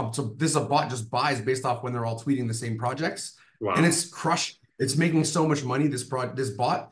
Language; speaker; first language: English; native; English